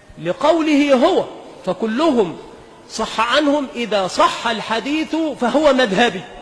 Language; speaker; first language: Arabic; native; Arabic